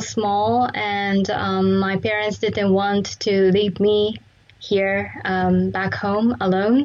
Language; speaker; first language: English; non-native, fluent; Japanese